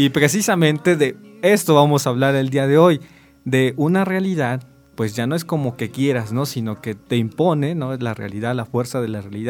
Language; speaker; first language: Spanish; native; Spanish